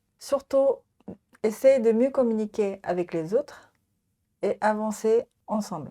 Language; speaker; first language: French; non-native, fluent; Japanese